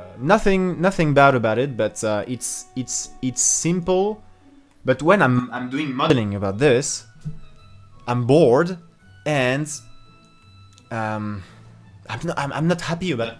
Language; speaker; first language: English; non-native, fluent; French